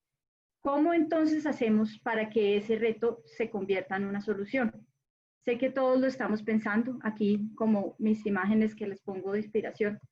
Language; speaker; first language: Spanish; native; Spanish